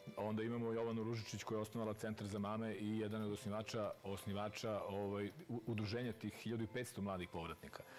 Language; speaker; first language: Serbian; native; Serbian